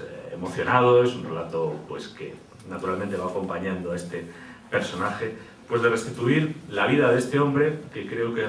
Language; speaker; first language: Spanish; native; Spanish